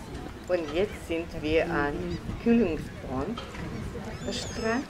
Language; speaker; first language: German; non-native, fluent; Russian